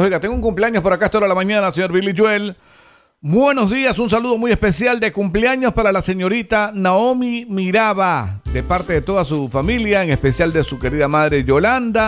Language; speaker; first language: Spanish; native; Spanish